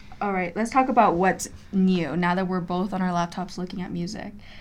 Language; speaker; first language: English; early bilingual, other home language; Spanish